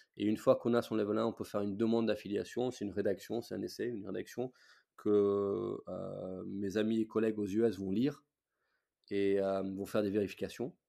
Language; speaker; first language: French; non-native, fluent; English